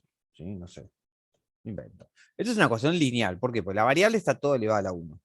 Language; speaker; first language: Spanish; native; Spanish